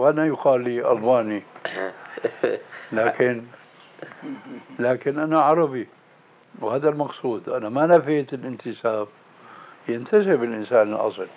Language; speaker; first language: Arabic; native; Arabic